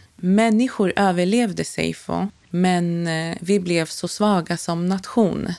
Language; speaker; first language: Swedish; native; Swedish